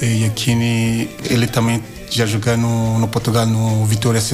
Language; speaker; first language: Portuguese; non-native, learner; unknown